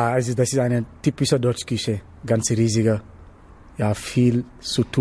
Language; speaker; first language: German; non-native, learner; Wolof